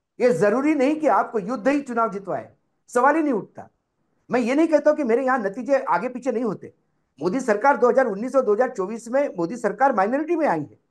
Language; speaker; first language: Hindi; non-native, local second language; Marathi